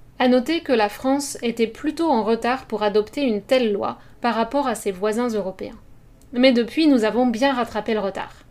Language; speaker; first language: French; native; French